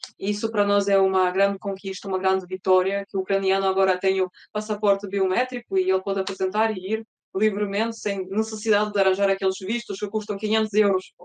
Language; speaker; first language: Portuguese; early bilingual, other home language; Russian